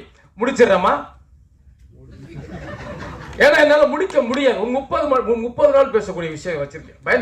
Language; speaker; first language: Tamil; native; Tamil